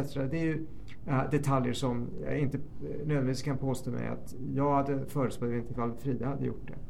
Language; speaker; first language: Swedish; early bilingual, other home language; Persian